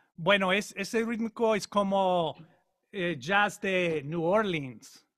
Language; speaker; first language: Spanish; non-native, learner; English